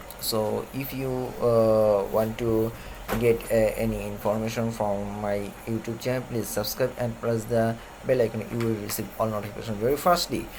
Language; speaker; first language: English; non-native, learner; Bangla